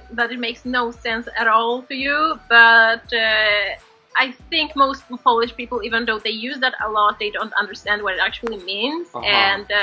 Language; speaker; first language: English; non-native, fluent; Polish